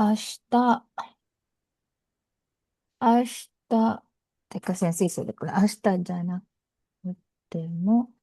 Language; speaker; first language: Japanese; non-native, learner; Filipino